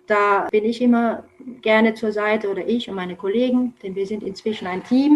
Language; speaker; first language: German; non-native, fluent; Romanian